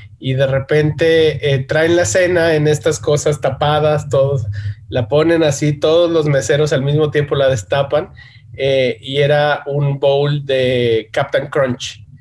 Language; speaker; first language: Spanish; native; Spanish